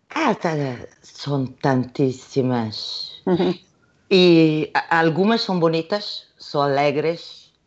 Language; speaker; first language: Portuguese; non-native, fluent; Italian